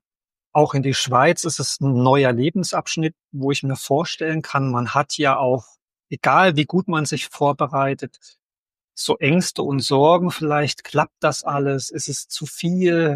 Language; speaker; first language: German; native; German